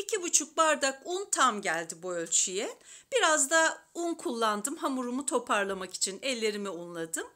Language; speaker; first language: Turkish; native; Turkish